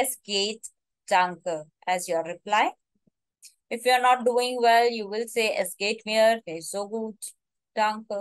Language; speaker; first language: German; non-native, fluent; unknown